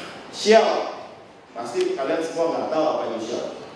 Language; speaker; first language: Indonesian; native; Indonesian